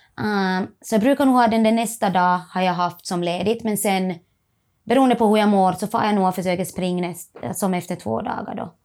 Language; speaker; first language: Swedish; native; Swedish